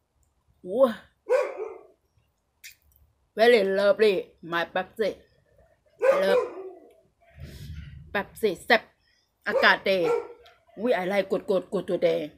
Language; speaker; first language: English; non-native, learner; Thai